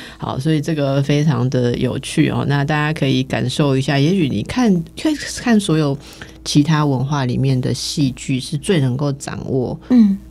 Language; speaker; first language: Chinese; native; Chinese